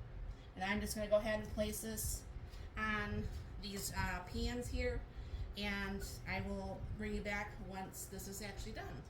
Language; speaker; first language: English; native; English